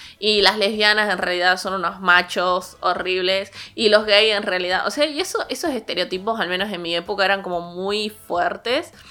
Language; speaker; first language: Spanish; native; Spanish